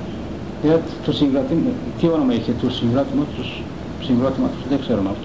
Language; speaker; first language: Greek; non-native, local second language; Turkish